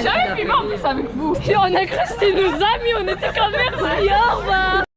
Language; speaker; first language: French; native; French